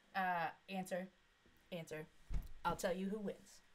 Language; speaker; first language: English; native; English